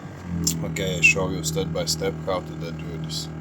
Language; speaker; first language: English; non-native, learner; Latvian